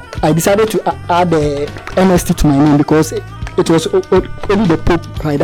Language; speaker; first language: English; non-native, local second language; Akan